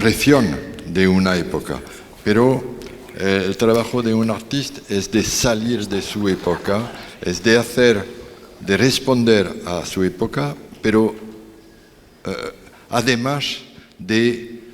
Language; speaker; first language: Spanish; non-native, learner; French